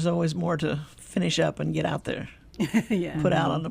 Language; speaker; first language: English; native; English